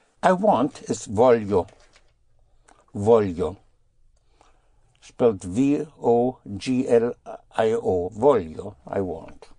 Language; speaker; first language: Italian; non-native, fluent; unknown